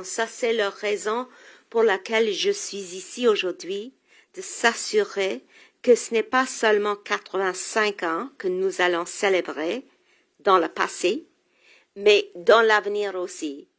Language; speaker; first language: French; non-native, local second language; English